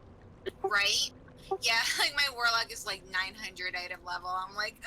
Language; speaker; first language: English; native; English